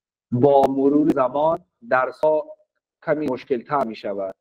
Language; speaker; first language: Persian; non-native, fluent; Urdu